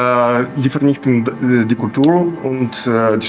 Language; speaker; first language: German; non-native, fluent; Ukrainian